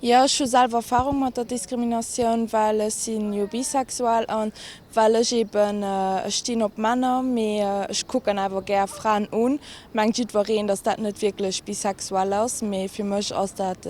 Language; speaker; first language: German; non-native, local second language; Luxembourgish